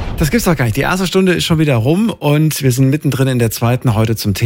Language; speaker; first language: German; native; German